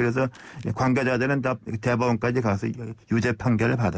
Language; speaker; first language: Korean; native; Korean